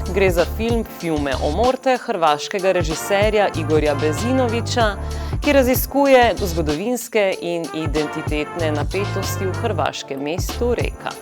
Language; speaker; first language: Slovenian; native; Slovenian